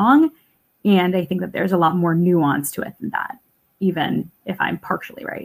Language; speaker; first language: English; early bilingual, other home language; Russian